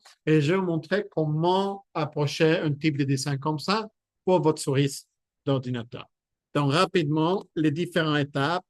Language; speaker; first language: French; non-native, fluent; Spanish